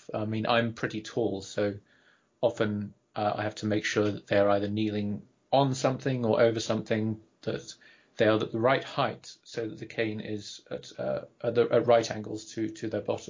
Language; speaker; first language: English; native; English